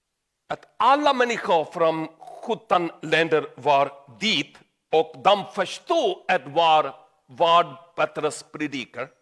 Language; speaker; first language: Swedish; non-native, learner; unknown